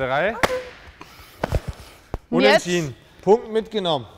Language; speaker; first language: German; native; German